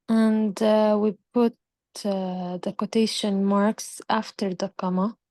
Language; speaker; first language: English; non-native, learner; Arabic